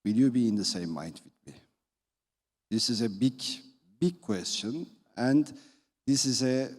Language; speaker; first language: English; non-native, fluent; Turkish